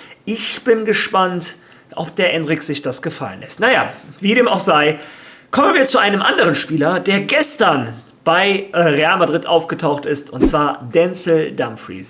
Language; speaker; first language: German; native; German